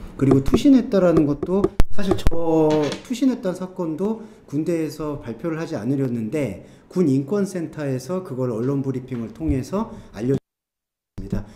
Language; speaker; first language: Korean; native; Korean